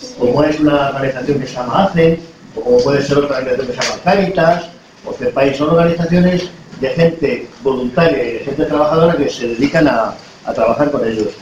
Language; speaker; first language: Spanish; native; Spanish